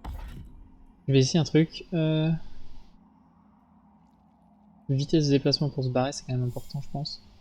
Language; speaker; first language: French; native; French